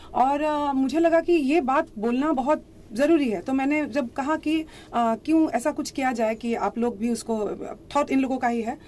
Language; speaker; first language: Hindi; non-native, local second language; Assamese